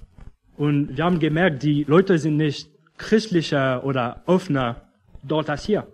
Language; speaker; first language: German; non-native, fluent; English